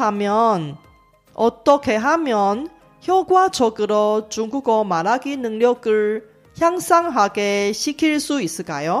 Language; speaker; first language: Korean; non-native, fluent; Chinese